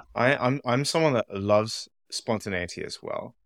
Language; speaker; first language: English; native; English